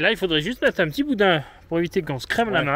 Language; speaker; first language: French; native; French